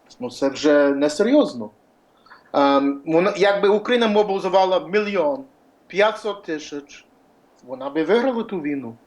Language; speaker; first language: Ukrainian; early bilingual, heritage; Ukrainian